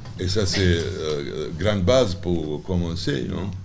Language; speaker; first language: French; non-native, learner; Serbian